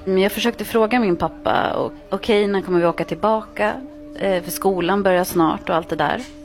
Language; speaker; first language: Swedish; early bilingual, other home language; Arabic